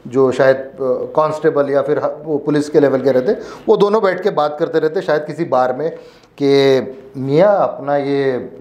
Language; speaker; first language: Hindi; non-native, local second language; Marathi